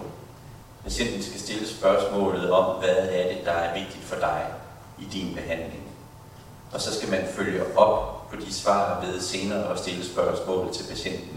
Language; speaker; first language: Danish; native; Danish